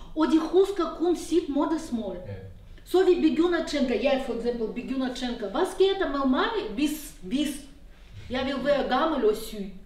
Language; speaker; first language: Danish; non-native, fluent; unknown